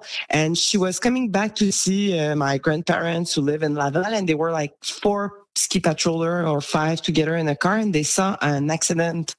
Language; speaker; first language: English; non-native, local second language; French